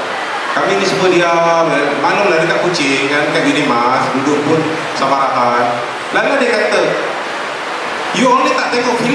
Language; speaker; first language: Malay; native; Malay